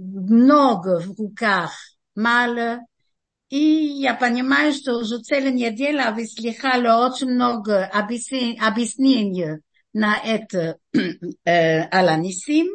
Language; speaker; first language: Russian; early bilingual, heritage; Russian